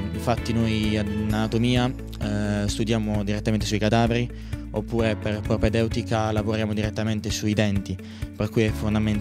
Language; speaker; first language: Italian; native; Italian